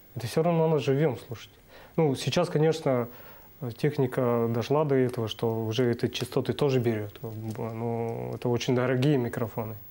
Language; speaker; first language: Russian; non-native, local second language; Buriat